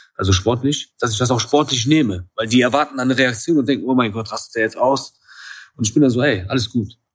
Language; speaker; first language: German; early bilingual, other home language; Kurdish